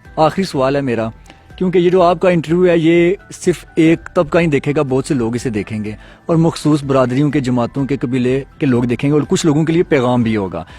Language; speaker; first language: Urdu; non-native, local second language; Pahari-Potwari